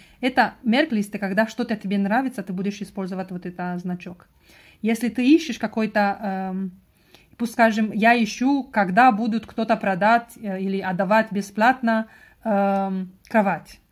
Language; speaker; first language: Russian; non-native, learner; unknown